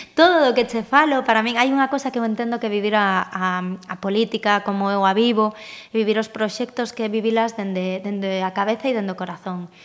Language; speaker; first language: Galician; native; Galician